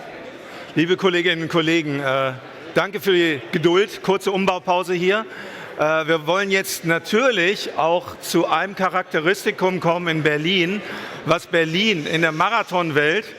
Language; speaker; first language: German; native; German